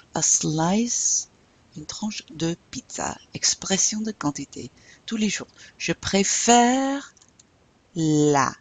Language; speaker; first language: French; non-native, fluent; English